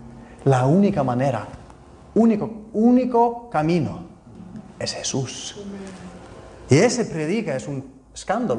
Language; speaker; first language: Spanish; non-native, fluent; Icelandic